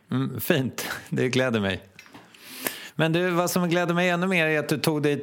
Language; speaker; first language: Swedish; native; Swedish